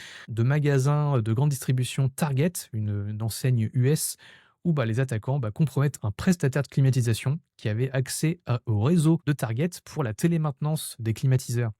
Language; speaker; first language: French; native; French